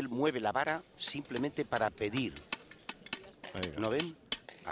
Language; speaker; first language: Spanish; native; Spanish